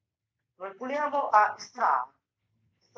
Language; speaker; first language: Italian; non-native, learner; Bangla